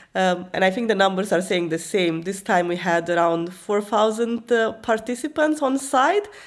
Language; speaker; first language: English; non-native, fluent; Romanian